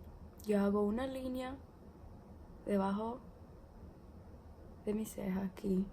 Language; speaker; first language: Spanish; early bilingual, heritage; English